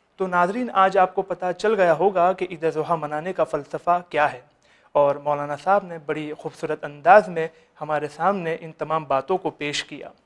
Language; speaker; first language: Urdu; native; Urdu